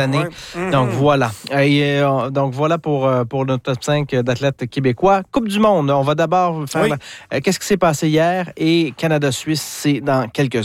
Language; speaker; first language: French; native; French